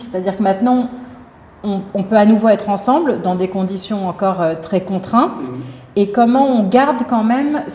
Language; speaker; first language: French; native; French